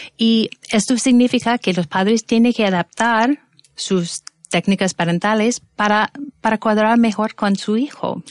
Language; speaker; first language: Spanish; non-native, fluent; English